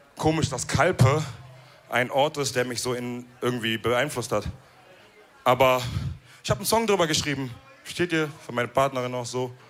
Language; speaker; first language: German; early bilingual, other home language; Wolof